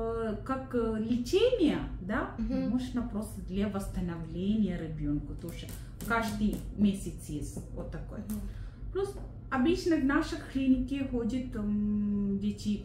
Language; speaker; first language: Russian; non-native, learner; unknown